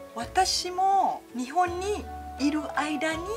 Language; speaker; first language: Japanese; non-native, fluent; Malay